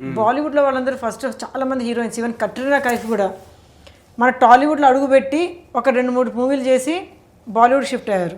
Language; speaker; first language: Telugu; native; Telugu